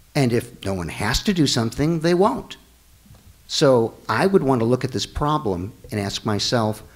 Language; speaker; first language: English; native; English